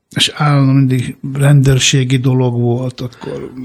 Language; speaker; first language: Hungarian; early bilingual, other home language; Italian